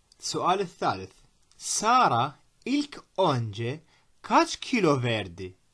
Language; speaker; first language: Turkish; non-native, fluent; Arabic